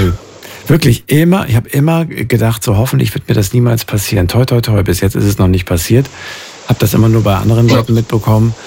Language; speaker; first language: German; native; German